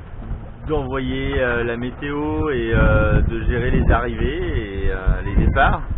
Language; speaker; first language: French; native; French